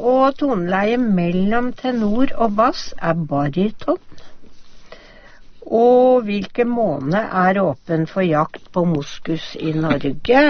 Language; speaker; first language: Norwegian; native; Norwegian